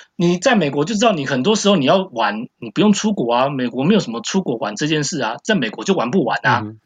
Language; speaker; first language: Chinese; native; Chinese